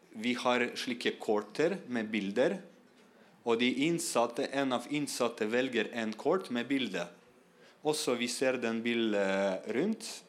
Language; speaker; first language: Norwegian; non-native, learner; Russian